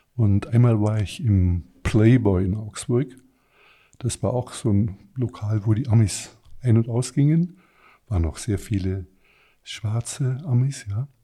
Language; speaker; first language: German; non-native, fluent; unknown